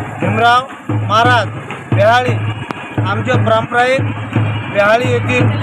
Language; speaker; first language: Marathi; non-native, local second language; Lambadi